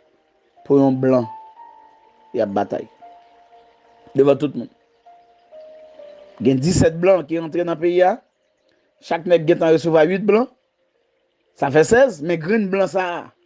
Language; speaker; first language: French; non-native, learner; Haitian Creole